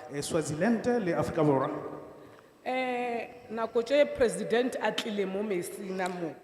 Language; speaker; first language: English; non-native, local second language; Northern Sotho